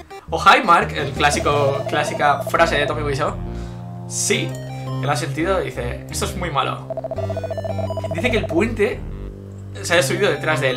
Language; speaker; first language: Spanish; native; Spanish